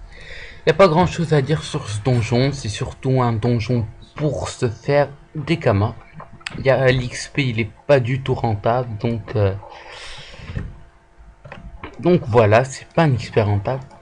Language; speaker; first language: French; native; French